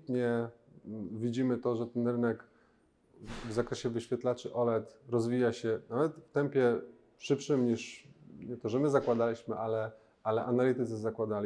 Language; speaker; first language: Polish; native; Polish